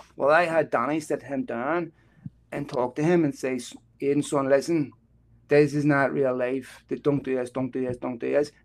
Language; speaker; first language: English; native; English